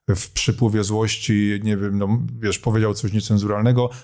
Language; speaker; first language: Polish; native; Polish